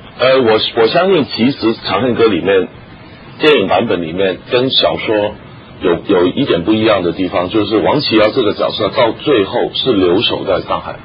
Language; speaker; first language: Chinese; non-native, local second language; Cantonese